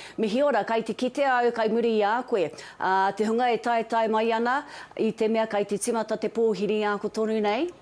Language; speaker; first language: Māori; native; Māori